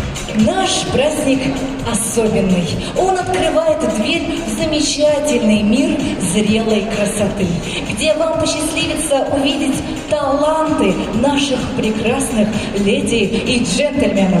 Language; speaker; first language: Russian; native; Russian